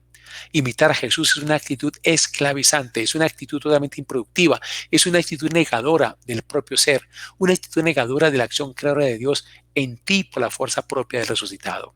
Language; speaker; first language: Spanish; native; Spanish